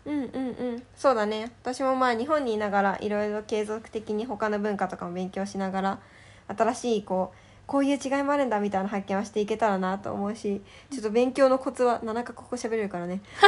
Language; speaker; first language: Japanese; native; Japanese